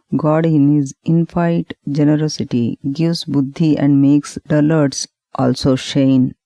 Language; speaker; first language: English; non-native, local second language; Telugu